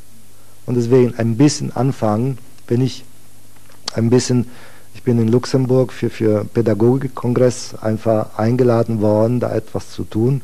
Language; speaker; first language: German; non-native, fluent; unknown